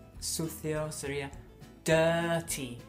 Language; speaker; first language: Spanish; non-native, fluent; English